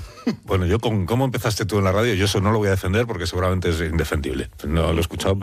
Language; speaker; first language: Spanish; native; Spanish